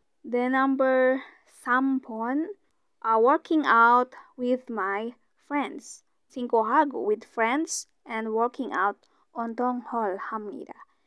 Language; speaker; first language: English; non-native, local second language; Filipino